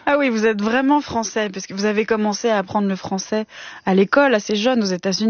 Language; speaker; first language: French; native; French